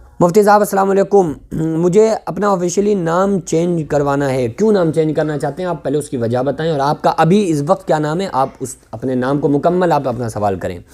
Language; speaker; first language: Urdu; native; Urdu